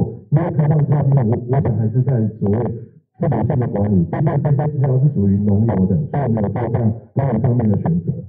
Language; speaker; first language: Chinese; native; Chinese